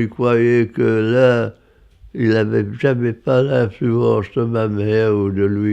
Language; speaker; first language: French; non-native, fluent; English